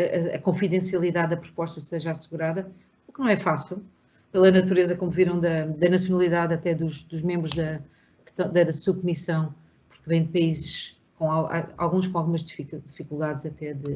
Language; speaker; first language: Portuguese; native; Portuguese